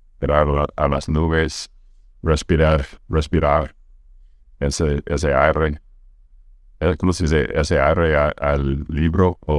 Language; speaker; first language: Spanish; non-native, fluent; English